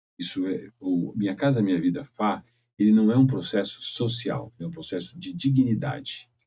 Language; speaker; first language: Portuguese; native; Portuguese